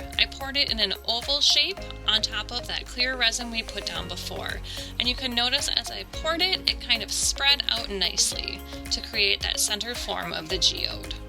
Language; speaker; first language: English; native; English